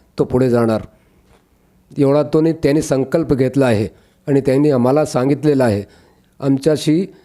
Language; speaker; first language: Marathi; non-native, local second language; Urdu